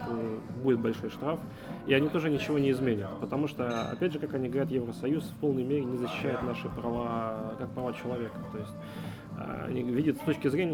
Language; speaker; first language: Russian; native; Russian